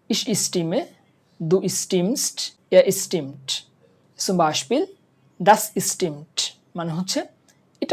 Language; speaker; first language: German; non-native, fluent; Bangla